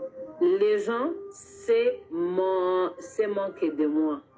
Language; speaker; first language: French; non-native, learner; Kinyarwanda